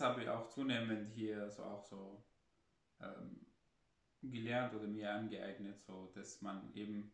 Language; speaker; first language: German; non-native, fluent; Arabic